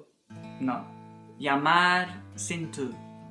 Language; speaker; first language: Spanish; non-native, fluent; English